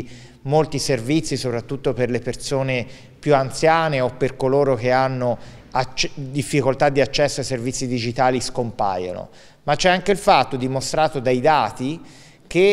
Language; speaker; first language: Italian; native; Italian